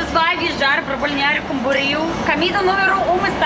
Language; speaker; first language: Portuguese; non-native, learner; Russian